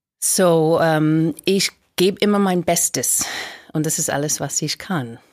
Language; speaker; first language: German; non-native, fluent; English